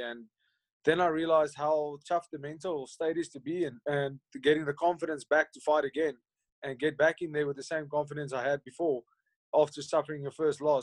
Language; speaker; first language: English; non-native, local second language; Afrikaans